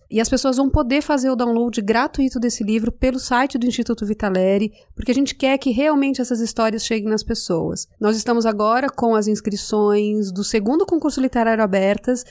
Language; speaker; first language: Portuguese; native; Portuguese